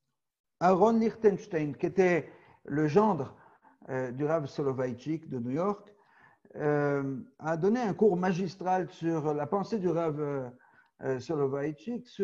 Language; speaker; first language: French; native; French